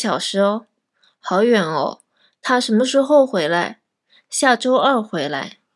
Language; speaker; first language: Chinese; non-native, fluent; Japanese